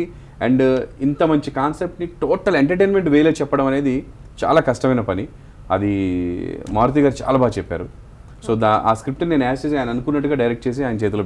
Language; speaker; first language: Telugu; native; Telugu